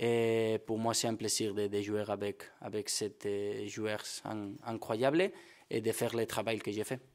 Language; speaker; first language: French; non-native, fluent; Spanish